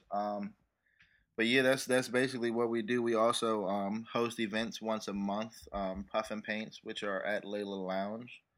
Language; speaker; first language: English; native; English